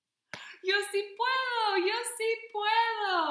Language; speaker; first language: Spanish; non-native, fluent; English